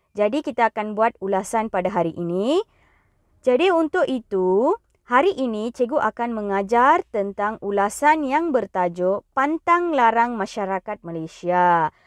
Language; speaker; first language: Malay; non-native, local second language; Tamil